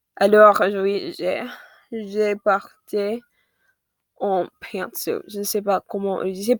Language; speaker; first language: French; non-native, learner; English